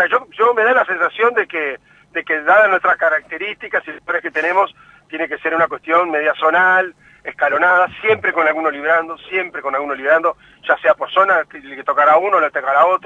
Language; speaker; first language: Spanish; native; Spanish